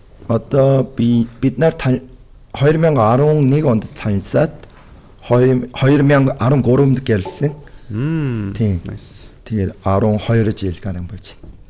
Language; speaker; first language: Mongolian; non-native, fluent; Korean